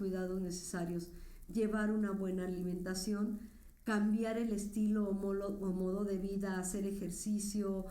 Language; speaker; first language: Spanish; native; Spanish